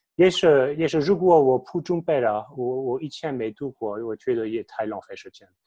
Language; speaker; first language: Chinese; non-native, fluent; French